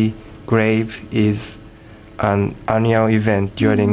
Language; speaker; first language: English; non-native, learner; Japanese